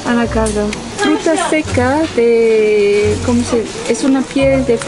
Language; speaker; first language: Spanish; non-native, fluent; Turkish